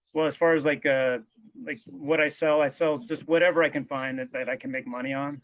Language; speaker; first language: English; native; English